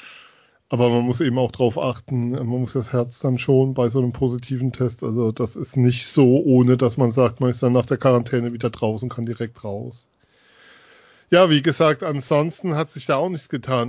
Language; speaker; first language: German; native; German